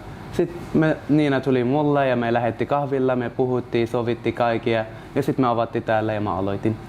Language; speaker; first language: Finnish; non-native, learner; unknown